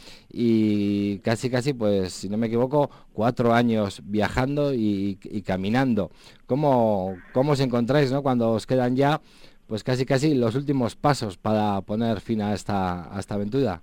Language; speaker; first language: Spanish; native; Spanish